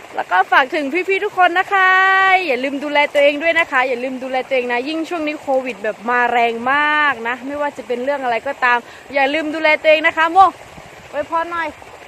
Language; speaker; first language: Thai; non-native, local second language; S'gaw Karen